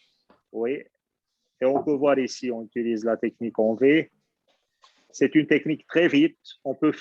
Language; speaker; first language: French; non-native, fluent; Arabic